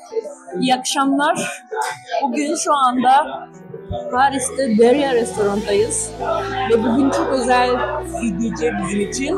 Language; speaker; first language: Turkish; early bilingual, heritage; Turkish